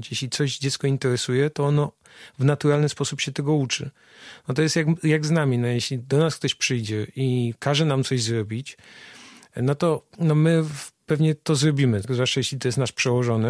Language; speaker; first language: Polish; native; Polish